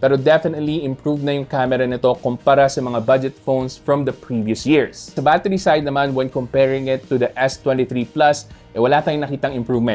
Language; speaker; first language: Filipino; native; Filipino